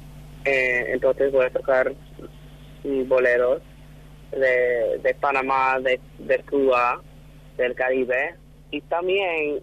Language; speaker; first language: Spanish; non-native, fluent; English